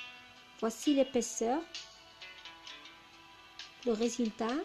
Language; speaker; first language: French; non-native, local second language; Arabic